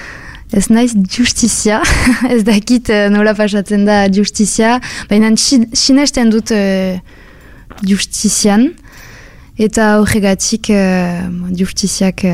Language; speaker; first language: Basque; non-native, local second language; French